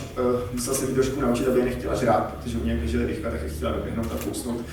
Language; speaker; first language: Czech; native; Czech